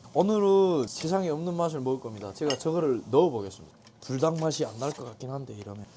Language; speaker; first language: Korean; native; Korean